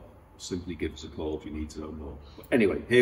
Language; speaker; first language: English; native; English